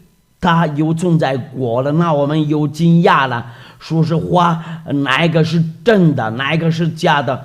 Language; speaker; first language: Chinese; non-native, fluent; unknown